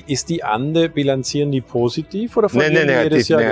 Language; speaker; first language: German; native; German